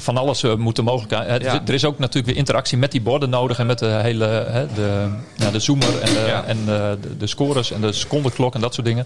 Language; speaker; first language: Dutch; native; Dutch